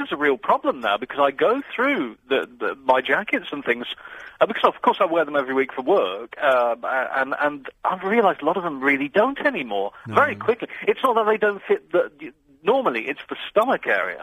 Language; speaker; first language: English; native; English